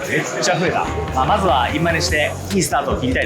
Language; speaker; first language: Japanese; native; Japanese